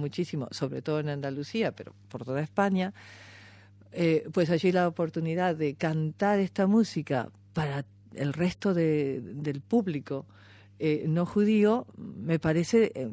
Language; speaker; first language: Spanish; native; Spanish